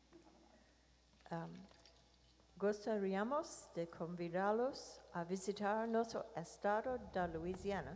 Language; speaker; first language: Portuguese; non-native, learner; English